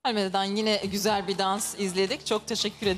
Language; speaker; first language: Turkish; native; Turkish